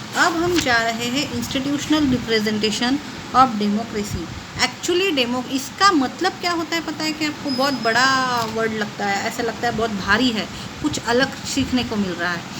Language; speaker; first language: Hindi; non-native, local second language; Marathi